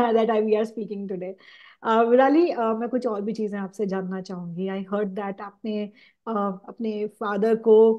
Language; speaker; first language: Hindi; native; Hindi